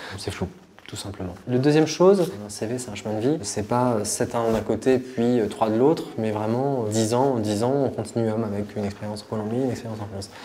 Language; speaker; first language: French; native; French